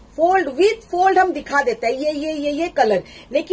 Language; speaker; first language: Hindi; non-native, local second language; Bangla